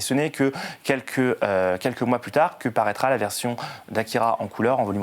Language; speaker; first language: French; native; French